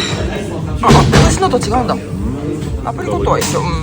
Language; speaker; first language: Japanese; native; Japanese